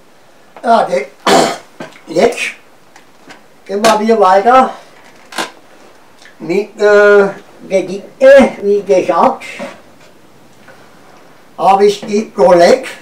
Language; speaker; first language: German; non-native, learner; Romanian